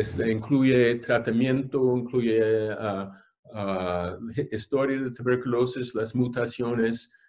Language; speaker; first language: Spanish; non-native, fluent; English